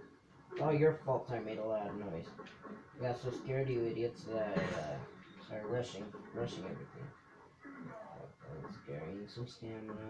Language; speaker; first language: English; native; English